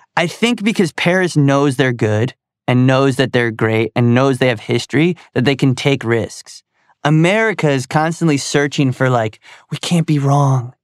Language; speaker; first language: English; native; English